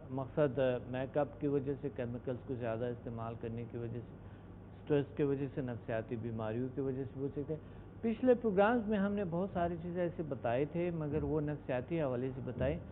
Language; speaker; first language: Urdu; non-native, local second language; Pashto